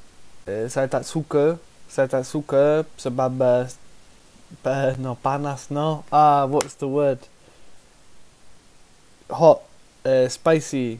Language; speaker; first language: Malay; non-native, learner; English